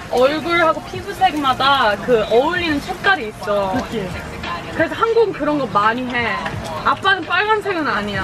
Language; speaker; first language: Korean; early bilingual, heritage; Korean